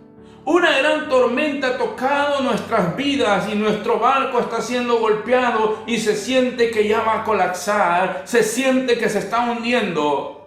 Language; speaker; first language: Spanish; native; Spanish